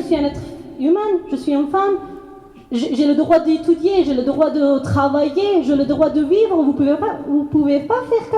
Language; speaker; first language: French; non-native, learner; Persian